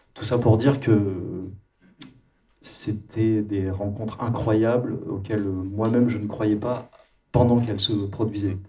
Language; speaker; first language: French; native; French